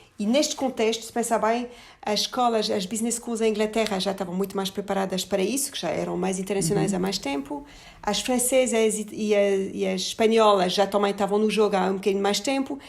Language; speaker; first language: Portuguese; non-native, fluent; French